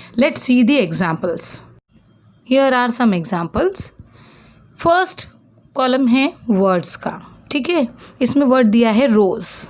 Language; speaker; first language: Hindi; non-native, local second language; Urdu